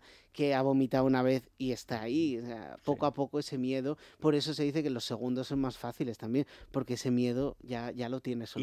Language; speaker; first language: Spanish; native; Spanish